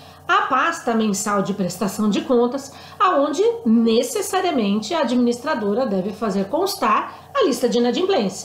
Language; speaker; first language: Portuguese; native; Portuguese